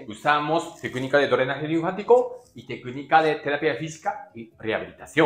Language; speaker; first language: Spanish; non-native, learner; Japanese